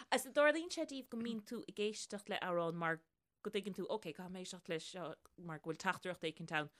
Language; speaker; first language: Irish; native; Irish